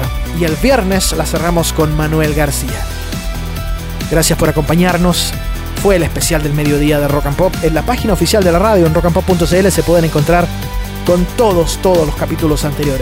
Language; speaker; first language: Spanish; native; Spanish